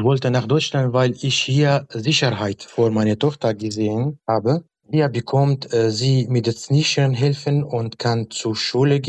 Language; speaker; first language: German; non-native, learner; Arabic